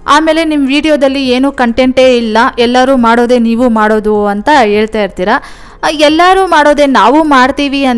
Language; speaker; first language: Kannada; native; Kannada